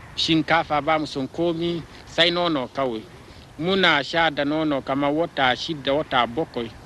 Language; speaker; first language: Hausa; non-native, local second language; Fula